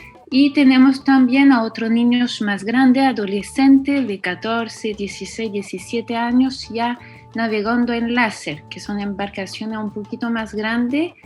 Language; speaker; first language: Spanish; non-native, fluent; French